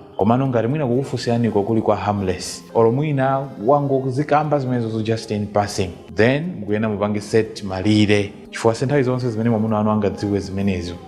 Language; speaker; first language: Nyanja; native; Nyanja